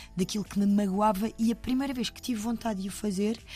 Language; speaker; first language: Portuguese; native; Portuguese